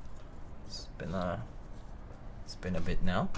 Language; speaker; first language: English; native; English